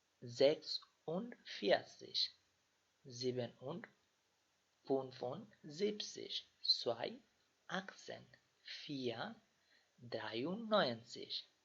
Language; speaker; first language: German; non-native, learner; Bangla